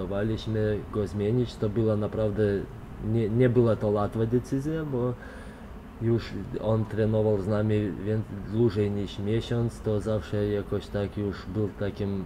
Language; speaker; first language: Polish; non-native, fluent; Lithuanian